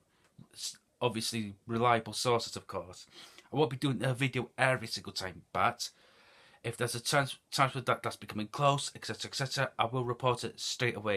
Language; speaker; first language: English; native; English